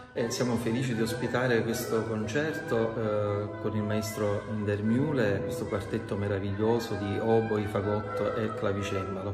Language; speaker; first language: Italian; native; Italian